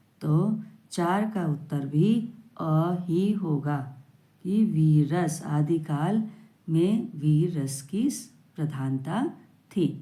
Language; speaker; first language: Hindi; native; Hindi